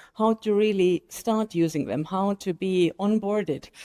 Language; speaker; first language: English; non-native, fluent; Estonian